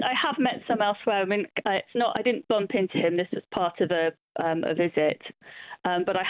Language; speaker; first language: English; native; English